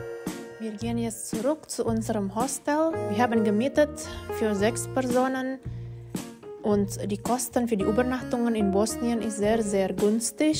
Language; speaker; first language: German; non-native, fluent; Indonesian